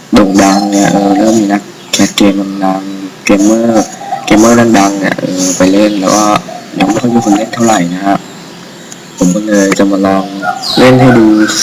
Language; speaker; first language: Thai; native; Thai